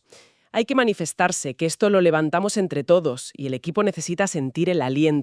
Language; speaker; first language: Spanish; native; Spanish